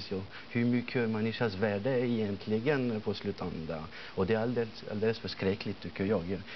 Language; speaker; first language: Swedish; non-native, fluent; French